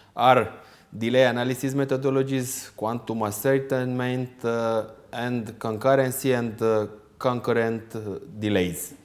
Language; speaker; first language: English; non-native, fluent; Romanian